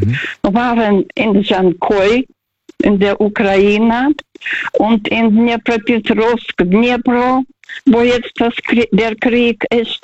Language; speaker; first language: German; non-native, fluent; Russian